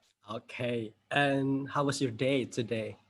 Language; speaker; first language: English; non-native, fluent; Indonesian